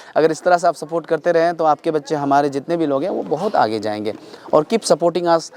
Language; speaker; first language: Hindi; non-native, local second language; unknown